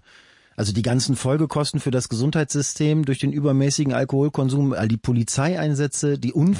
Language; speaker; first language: German; native; German